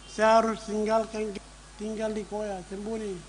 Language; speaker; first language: Indonesian; non-native, local second language; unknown